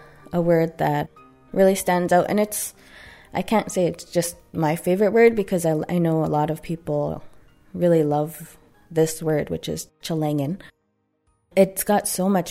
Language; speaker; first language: English; native; English